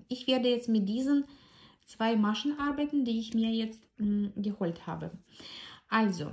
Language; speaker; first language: German; non-native, fluent; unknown